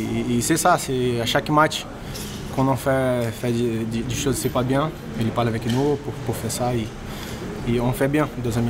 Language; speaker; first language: French; non-native, learner; Portuguese